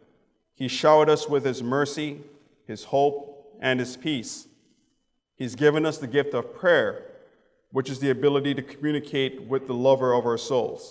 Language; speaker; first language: English; native; English